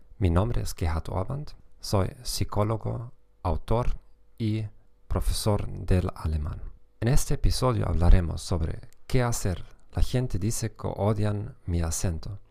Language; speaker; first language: Spanish; non-native, fluent; German